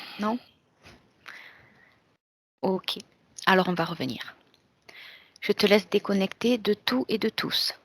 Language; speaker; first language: French; native; French